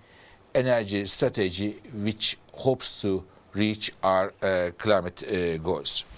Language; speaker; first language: English; non-native, fluent; Turkish